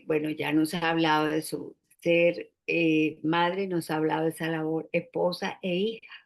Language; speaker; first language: Spanish; native; Spanish